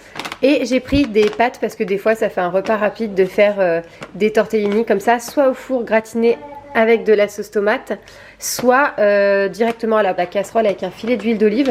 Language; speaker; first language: French; native; French